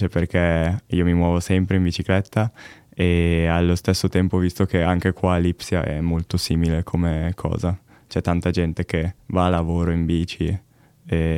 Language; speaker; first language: English; non-native, learner; Italian